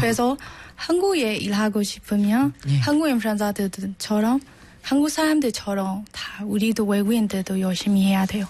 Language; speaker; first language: Korean; non-native, learner; Burmese